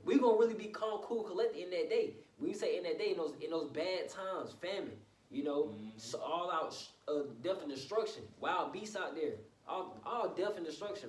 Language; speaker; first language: English; native; English